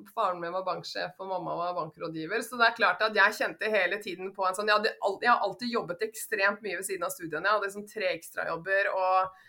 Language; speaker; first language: Norwegian; native; Norwegian